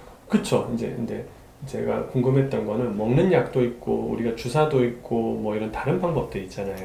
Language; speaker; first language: Korean; native; Korean